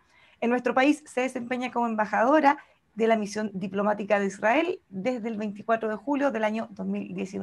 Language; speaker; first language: Spanish; native; Spanish